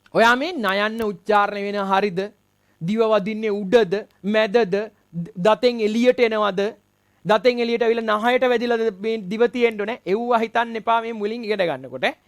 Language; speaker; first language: Sinhala; non-native, local second language; Tamil